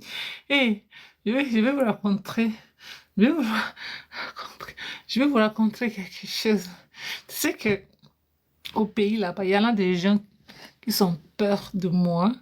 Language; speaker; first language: French; non-native, fluent; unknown